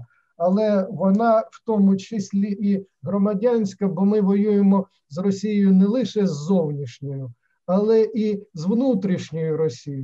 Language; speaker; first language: Ukrainian; native; Ukrainian